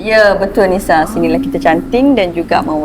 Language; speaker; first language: Malay; native; Malay